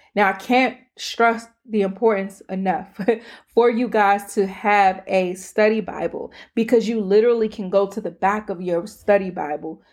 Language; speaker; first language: English; native; English